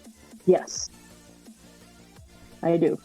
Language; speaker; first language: English; native; English